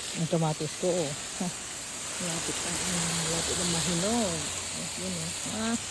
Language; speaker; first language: Filipino; non-native, local second language; Iloko